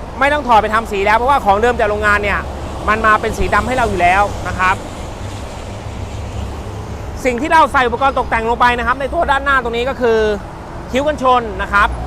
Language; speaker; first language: Thai; native; Thai